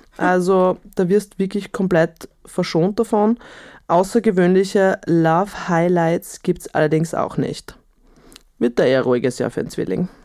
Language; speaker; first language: German; native; German